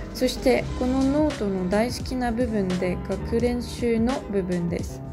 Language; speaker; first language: Japanese; non-native, fluent; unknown